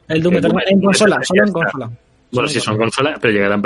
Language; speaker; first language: Spanish; native; Spanish